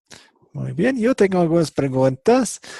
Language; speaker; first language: Spanish; non-native, fluent; English